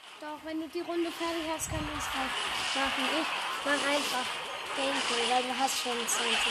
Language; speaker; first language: German; native; German